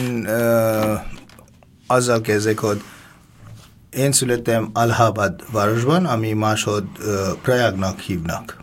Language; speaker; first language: Hungarian; non-native, fluent; Bangla